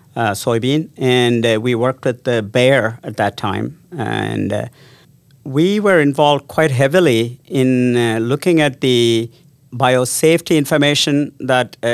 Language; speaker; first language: English; non-native, local second language; Tamil